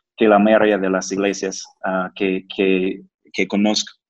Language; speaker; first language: Spanish; non-native, fluent; English